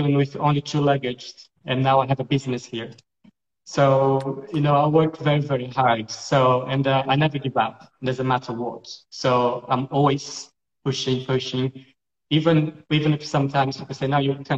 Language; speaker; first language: English; non-native, fluent; Portuguese